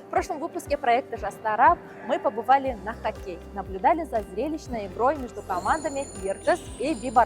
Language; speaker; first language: Russian; native; Russian